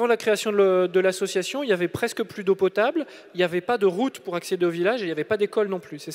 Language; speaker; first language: French; native; French